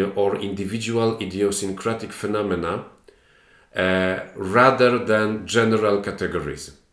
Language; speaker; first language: English; non-native, fluent; Polish